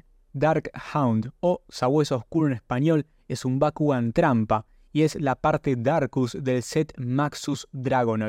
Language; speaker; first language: Spanish; native; Spanish